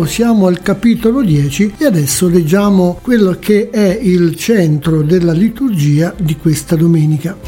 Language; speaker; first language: Italian; native; Italian